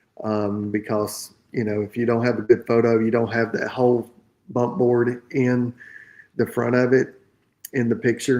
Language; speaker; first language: English; native; English